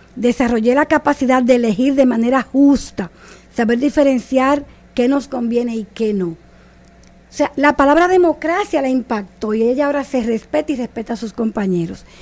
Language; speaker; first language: Spanish; native; Spanish